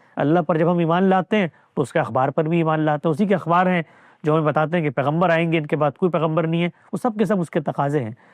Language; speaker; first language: Urdu; native; Urdu